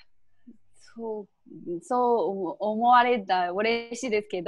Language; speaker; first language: Japanese; non-native, fluent; Chinese